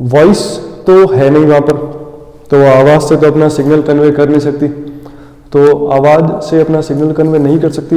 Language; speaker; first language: Hindi; native; Hindi